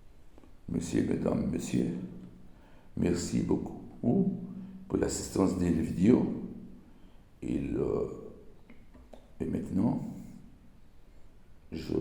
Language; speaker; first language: French; non-native, learner; Portuguese